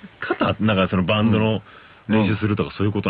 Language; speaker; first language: Japanese; native; Japanese